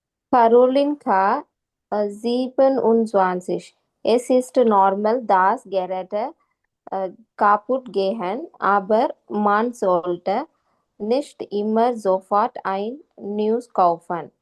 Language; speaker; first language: German; non-native, learner; Tamil